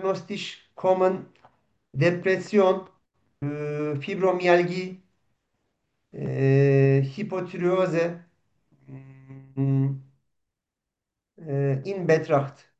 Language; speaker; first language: German; non-native, fluent; Turkish